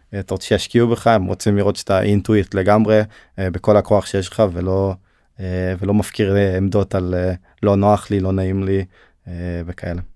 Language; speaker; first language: Hebrew; early bilingual, other home language; Turkish